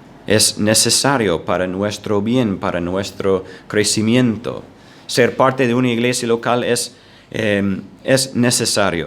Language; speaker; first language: Spanish; non-native, fluent; English